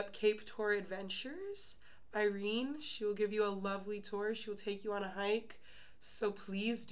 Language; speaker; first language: English; native; English